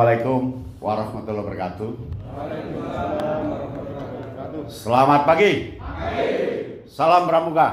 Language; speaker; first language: Indonesian; native; Indonesian